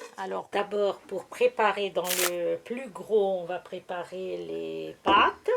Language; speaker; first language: French; non-native, fluent; Hungarian